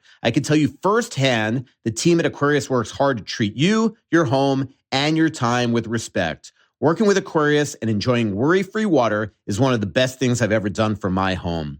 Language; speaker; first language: English; native; English